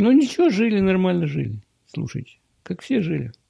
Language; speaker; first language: Russian; native; Russian